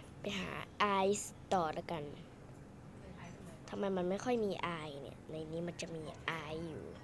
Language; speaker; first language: Thai; native; Thai